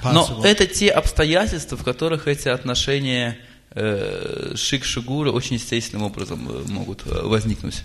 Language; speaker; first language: Russian; native; Russian